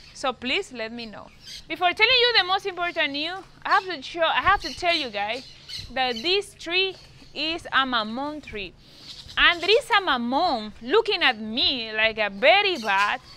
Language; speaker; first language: English; non-native, fluent; Spanish